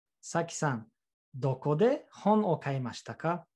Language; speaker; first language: Japanese; non-native, fluent; Uzbek